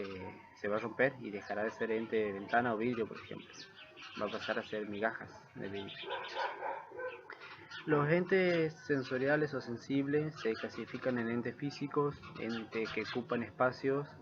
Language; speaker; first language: Spanish; native; Spanish